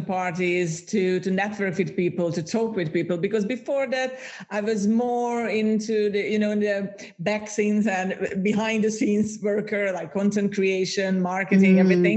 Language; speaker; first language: English; non-native, fluent; Hungarian